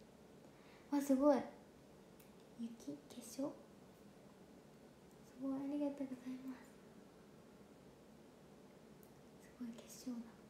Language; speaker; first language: Japanese; native; Japanese